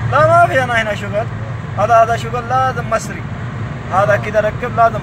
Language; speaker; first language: Arabic; non-native, learner; Urdu